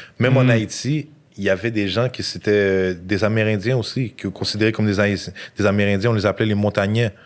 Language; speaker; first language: French; native; French